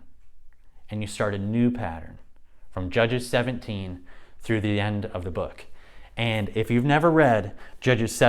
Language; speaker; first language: English; native; English